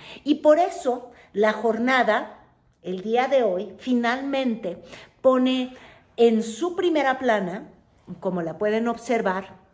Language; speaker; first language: Spanish; native; Spanish